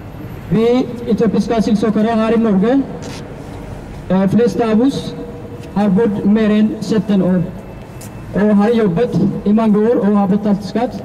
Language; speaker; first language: Norwegian; non-native, fluent; Amharic